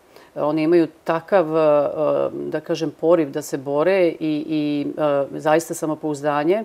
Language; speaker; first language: Serbian; native; Serbian